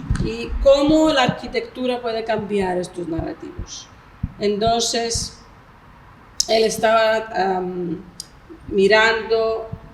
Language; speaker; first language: Spanish; non-native, fluent; Greek